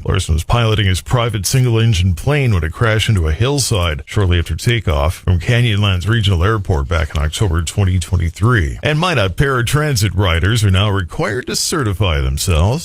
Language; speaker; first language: English; native; English